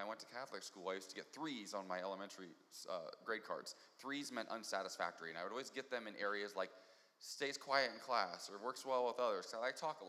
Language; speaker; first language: English; native; English